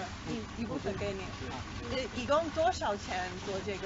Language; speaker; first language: Chinese; non-native, learner; English